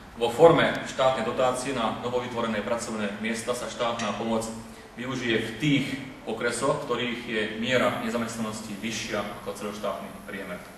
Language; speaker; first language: Slovak; non-native, local second language; Hungarian